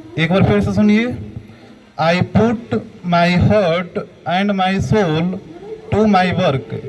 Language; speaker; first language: Hindi; native; Hindi